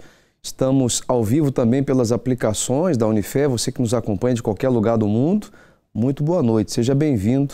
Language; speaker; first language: Portuguese; native; Portuguese